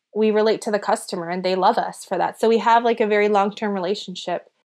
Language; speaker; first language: English; early bilingual, other home language; Chinese